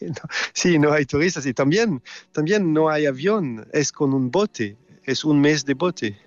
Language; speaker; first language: Spanish; non-native, learner; French